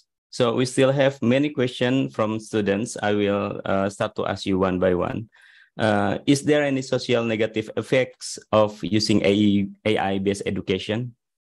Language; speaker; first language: English; non-native, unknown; Indonesian